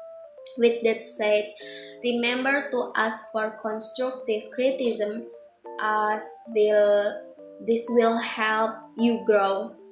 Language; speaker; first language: English; non-native, fluent; Indonesian